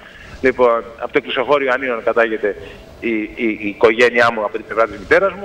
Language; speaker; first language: Greek; native; Greek